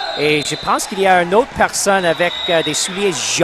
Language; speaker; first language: French; non-native, local second language; English